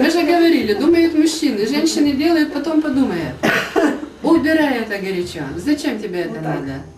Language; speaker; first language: Russian; non-native, fluent; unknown